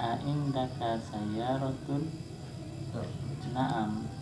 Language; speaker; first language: Arabic; non-native, learner; Indonesian